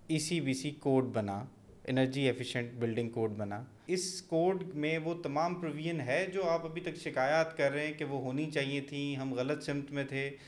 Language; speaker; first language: Urdu; non-native, local second language; Punjabi